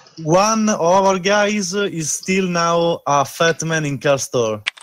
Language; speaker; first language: English; non-native, learner; Italian